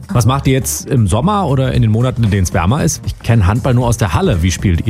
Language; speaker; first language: German; native; German